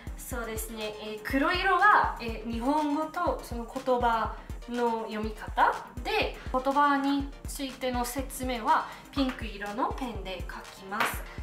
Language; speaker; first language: Japanese; non-native, learner; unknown